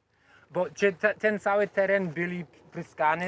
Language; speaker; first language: Polish; non-native, learner; English